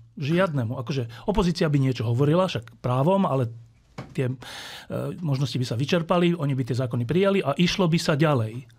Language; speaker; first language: Slovak; native; Slovak